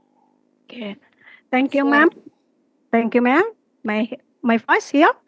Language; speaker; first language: English; non-native, learner; Indonesian